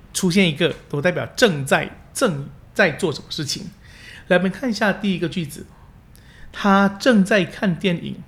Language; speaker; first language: Chinese; early bilingual, heritage; Chinese